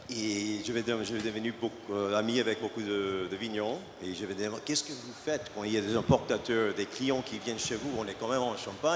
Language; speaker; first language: French; non-native, learner; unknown